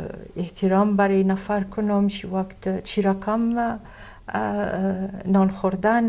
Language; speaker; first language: Persian; non-native, fluent; Arabic